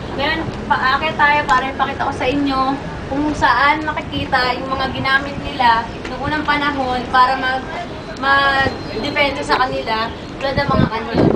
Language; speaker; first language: Filipino; native; Filipino